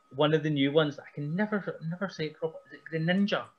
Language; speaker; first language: English; native; English